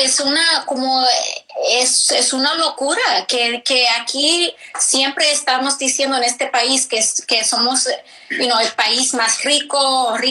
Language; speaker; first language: Spanish; early bilingual, heritage; English